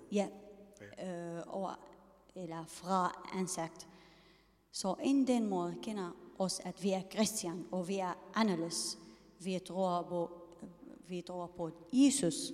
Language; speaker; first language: Danish; non-native, learner; Arabic